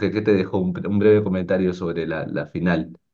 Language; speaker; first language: Spanish; native; Spanish